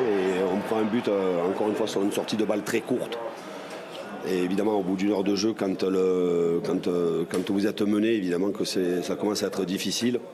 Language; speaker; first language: French; native; French